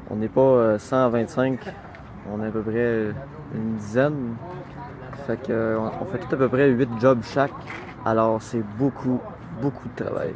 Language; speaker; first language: French; native; French